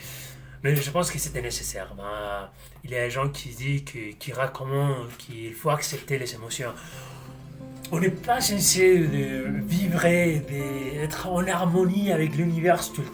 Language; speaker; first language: French; non-native, fluent; Spanish